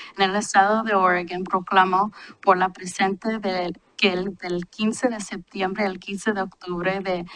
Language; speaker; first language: Spanish; early bilingual, heritage; Spanish